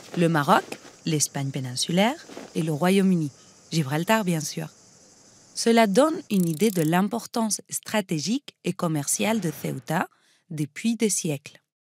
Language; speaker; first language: French; non-native, fluent; Spanish